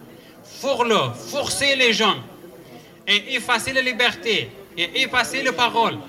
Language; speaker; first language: French; non-native, learner; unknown